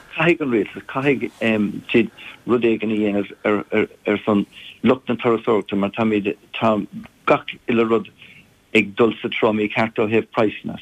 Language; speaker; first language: Irish; non-native, local second language; English